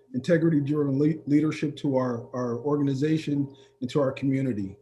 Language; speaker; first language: English; native; English